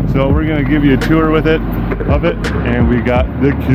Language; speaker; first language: English; native; English